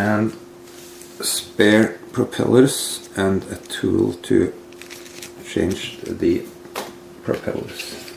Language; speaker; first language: English; non-native, fluent; Norwegian